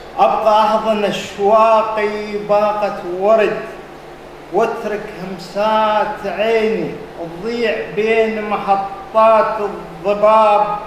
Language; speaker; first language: Arabic; native; Arabic